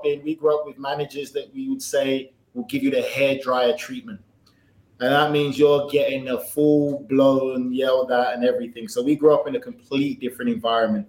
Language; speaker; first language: English; native; English